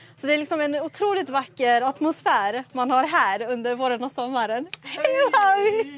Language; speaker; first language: Swedish; early bilingual, other home language; Assyrian Neo-Aramaic